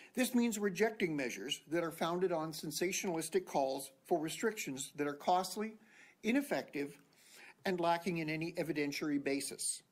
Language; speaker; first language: English; native; English